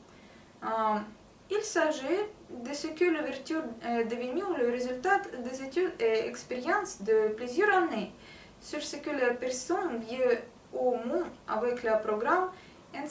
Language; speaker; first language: French; non-native, learner; Russian